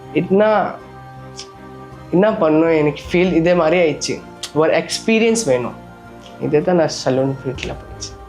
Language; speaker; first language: Tamil; non-native, learner; Nepali